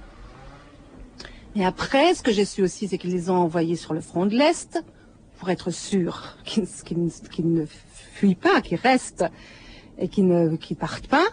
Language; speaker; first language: French; native; French